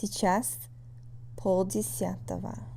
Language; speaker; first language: Russian; non-native, fluent; English